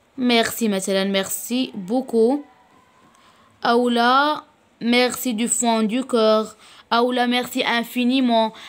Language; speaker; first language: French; non-native, local second language; Arabic